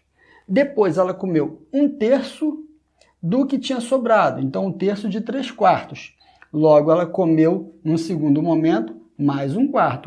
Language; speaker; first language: Portuguese; native; Portuguese